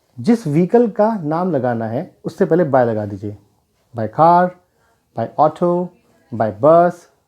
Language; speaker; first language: Hindi; native; Hindi